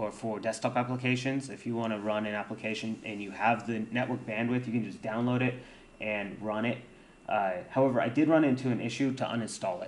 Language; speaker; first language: English; native; English